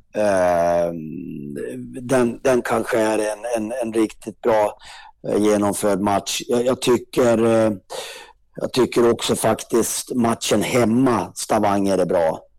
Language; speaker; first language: Swedish; native; Swedish